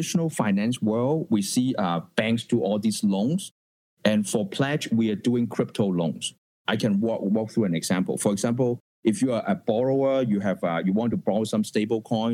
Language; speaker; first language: English; non-native, local second language; Cantonese